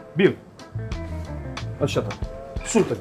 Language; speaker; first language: Turkish; non-native, learner; French